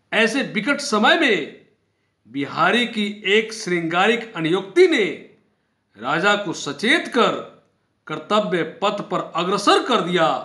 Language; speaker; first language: Hindi; native; Hindi